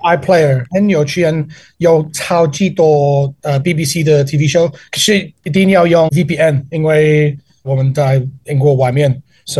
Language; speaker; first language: Chinese; non-native, learner; English